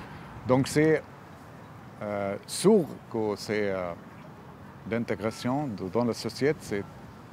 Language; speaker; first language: French; non-native, learner; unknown